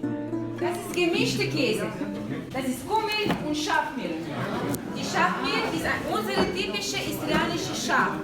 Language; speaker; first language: German; non-native, learner; Croatian